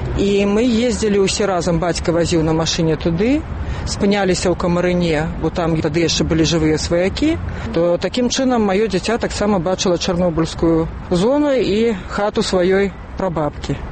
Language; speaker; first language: Belarusian; native; Belarusian